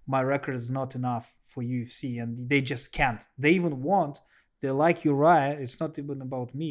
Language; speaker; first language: English; non-native, learner; Russian